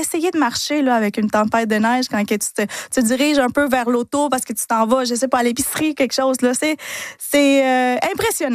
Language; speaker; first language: French; non-native, fluent; Spanish